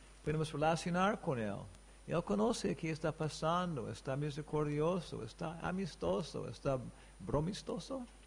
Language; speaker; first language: Spanish; non-native, learner; English